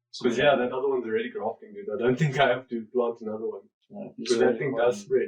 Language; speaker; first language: English; native; English